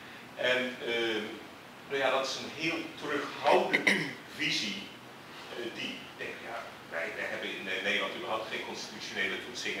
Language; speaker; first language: Dutch; native; Dutch